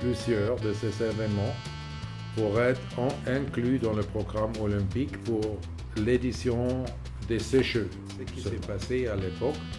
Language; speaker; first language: French; non-native, fluent; German